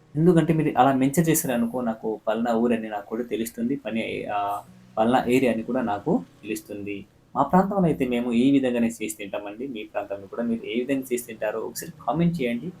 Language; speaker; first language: Telugu; native; Telugu